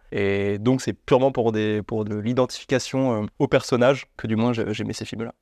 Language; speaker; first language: French; native; French